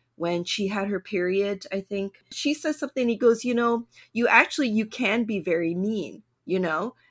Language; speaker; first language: English; native; English